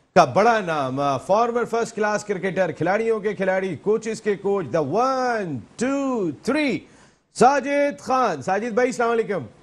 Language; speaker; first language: Urdu; native; Urdu